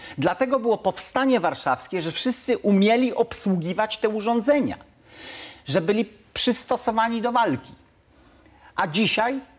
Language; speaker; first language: Polish; native; Polish